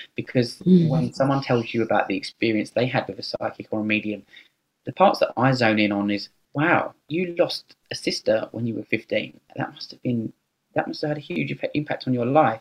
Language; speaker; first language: English; native; English